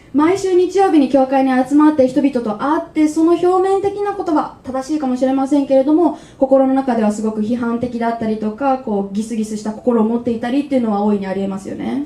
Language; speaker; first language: Japanese; native; Japanese